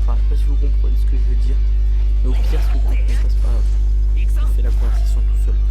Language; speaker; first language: French; native; French